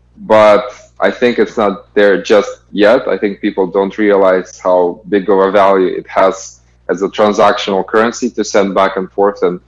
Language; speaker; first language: English; non-native, fluent; Kazakh